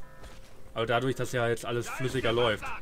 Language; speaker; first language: German; native; German